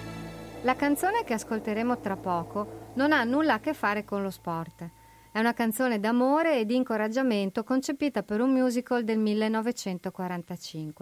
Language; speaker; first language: Italian; native; Italian